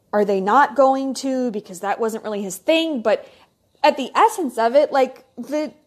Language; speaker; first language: English; native; English